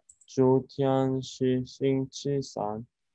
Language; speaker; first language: Chinese; non-native, learner; Korean